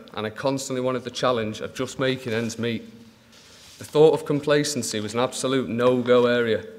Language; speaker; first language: English; native; English